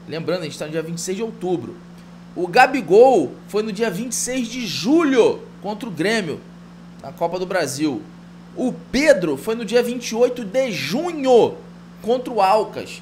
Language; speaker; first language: Portuguese; native; Portuguese